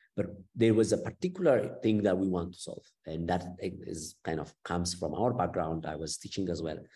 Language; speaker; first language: English; non-native, fluent; Amharic